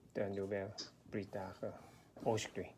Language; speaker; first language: French; non-native, learner; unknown